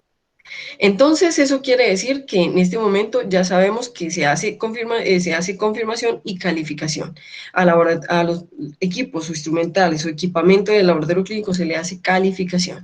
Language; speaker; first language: Spanish; native; Spanish